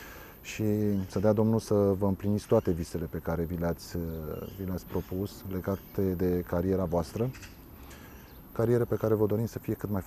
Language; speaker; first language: Romanian; native; Romanian